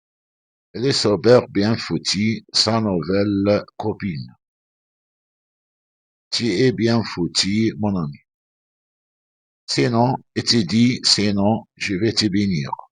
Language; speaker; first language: French; non-native, fluent; Arabic